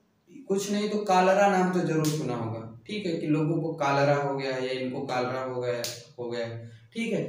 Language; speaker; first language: Hindi; native; Hindi